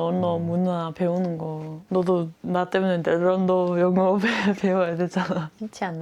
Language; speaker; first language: Korean; non-native, fluent; Dutch